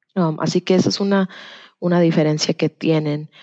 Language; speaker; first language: Spanish; early bilingual, heritage; Spanish